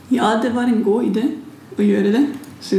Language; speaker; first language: Norwegian; non-native, learner; Hungarian